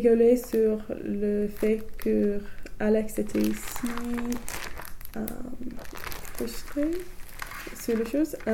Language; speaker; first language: French; non-native, learner; English